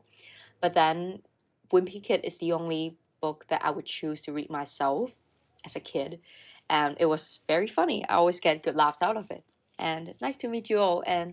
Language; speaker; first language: English; non-native, local second language; Cantonese